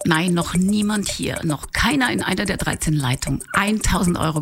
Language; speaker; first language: German; native; German